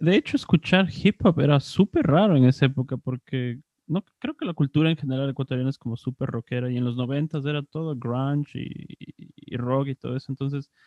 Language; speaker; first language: Spanish; native; Spanish